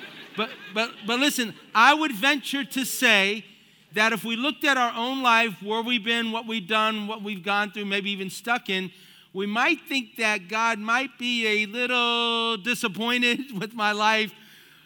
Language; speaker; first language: English; native; English